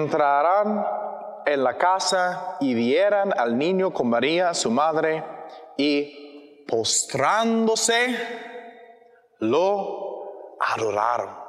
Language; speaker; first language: Spanish; non-native, learner; English